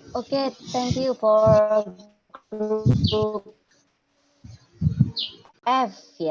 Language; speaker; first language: English; non-native, learner; Indonesian